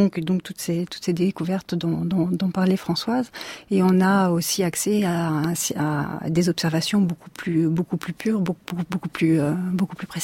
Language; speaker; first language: French; native; French